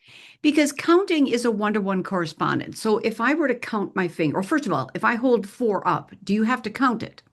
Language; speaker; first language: English; native; English